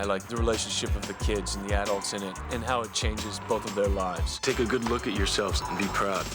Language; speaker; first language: English; native; English